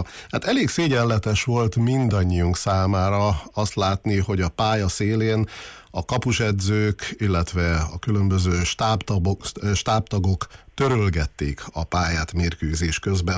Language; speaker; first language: Hungarian; native; Hungarian